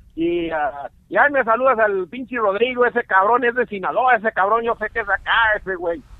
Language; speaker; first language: Spanish; early bilingual, other home language; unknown